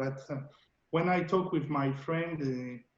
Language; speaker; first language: English; non-native, learner; French